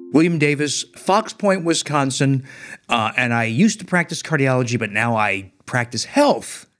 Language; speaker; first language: English; native; English